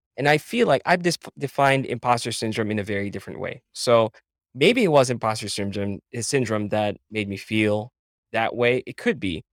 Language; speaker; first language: English; non-native, local second language; Filipino